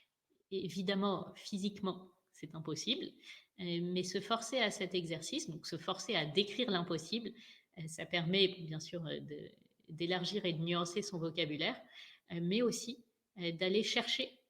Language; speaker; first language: French; native; French